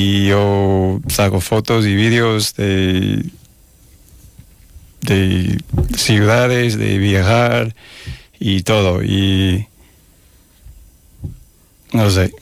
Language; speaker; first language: Spanish; non-native, fluent; English